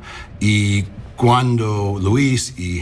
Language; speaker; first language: Spanish; non-native, learner; English